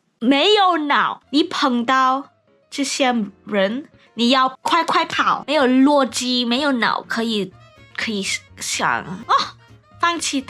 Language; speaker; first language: Chinese; non-native, learner; English